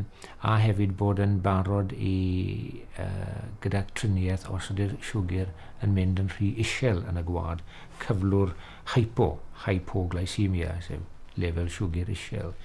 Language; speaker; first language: Welsh; native; Welsh